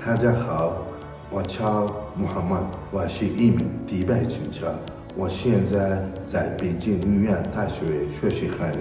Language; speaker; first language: German; non-native, learner; Arabic